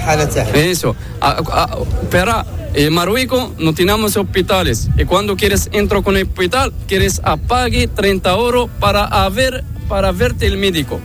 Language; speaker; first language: Spanish; non-native, learner; Arabic